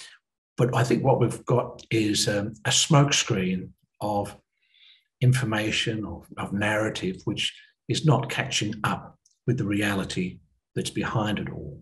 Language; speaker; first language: English; native; English